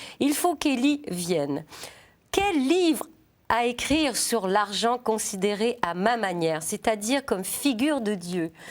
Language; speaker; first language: French; native; French